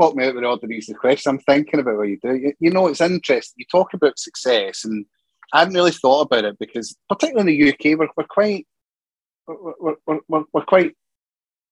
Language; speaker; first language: English; native; English